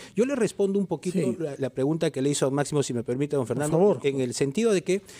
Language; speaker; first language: Spanish; native; Spanish